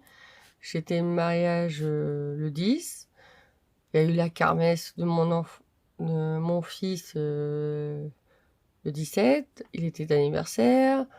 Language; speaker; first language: French; native; French